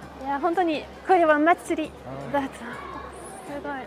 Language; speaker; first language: Japanese; non-native, fluent; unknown